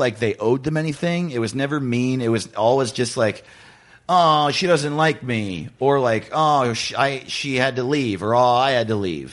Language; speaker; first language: English; native; English